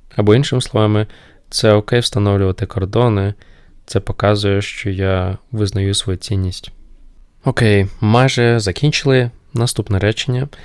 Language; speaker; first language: Ukrainian; non-native, local second language; Russian